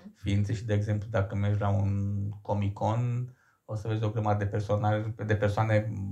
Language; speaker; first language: Romanian; native; Romanian